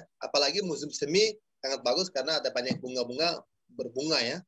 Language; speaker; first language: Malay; non-native, fluent; Uzbek